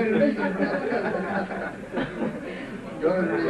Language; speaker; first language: English; native; English